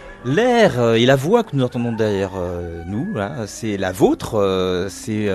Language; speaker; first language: French; native; French